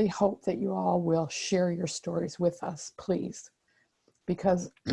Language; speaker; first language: English; native; English